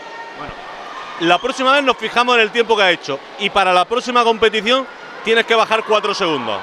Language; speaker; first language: Spanish; native; Spanish